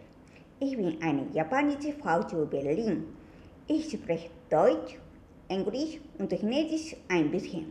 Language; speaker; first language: German; non-native, learner; Japanese